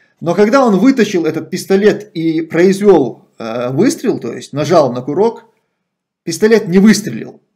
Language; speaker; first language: Russian; non-native, local second language; Chechen